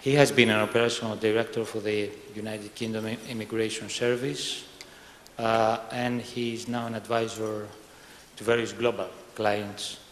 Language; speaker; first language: English; non-native, fluent; Greek